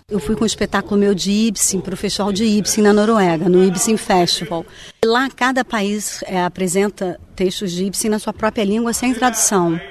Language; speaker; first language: Portuguese; native; Portuguese